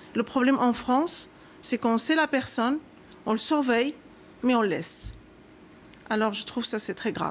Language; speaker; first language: French; non-native, local second language; Arabic